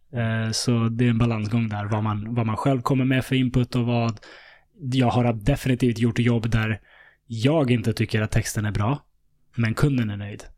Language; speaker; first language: Swedish; early bilingual, other home language; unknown